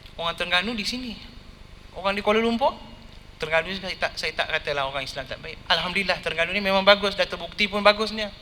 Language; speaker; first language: Malay; non-native, local second language; Tamil